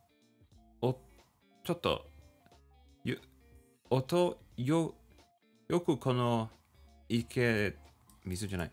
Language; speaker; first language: Japanese; non-native, learner; English